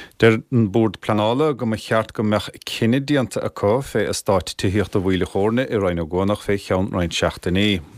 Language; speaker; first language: Irish; native; Irish